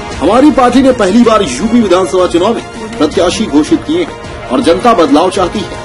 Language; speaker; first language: Hindi; native; Hindi